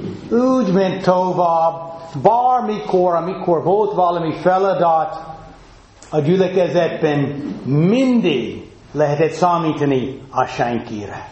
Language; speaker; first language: Hungarian; non-native, fluent; English